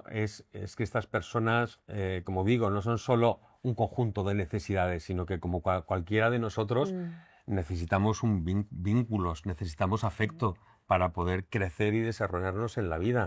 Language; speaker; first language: Spanish; native; Spanish